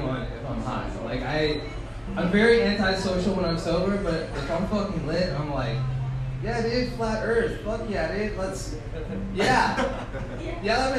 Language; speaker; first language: English; native; English